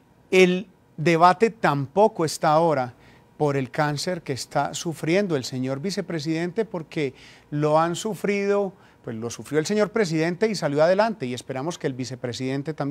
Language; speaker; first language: Spanish; native; Spanish